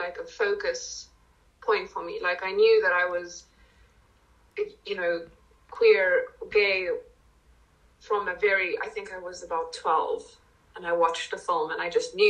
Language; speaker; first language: English; non-native, local second language; Afrikaans